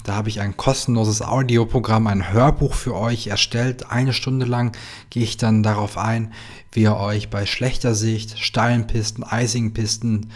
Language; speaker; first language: German; native; German